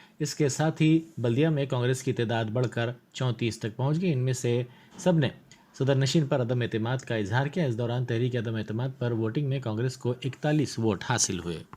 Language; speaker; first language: Urdu; native; Urdu